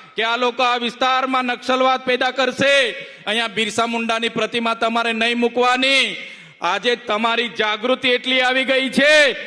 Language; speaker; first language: Gujarati; non-native, local second language; Vasavi